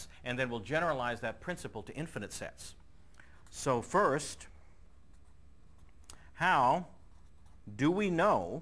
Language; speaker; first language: English; native; English